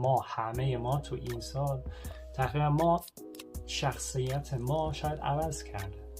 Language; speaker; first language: Persian; early bilingual, heritage; Persian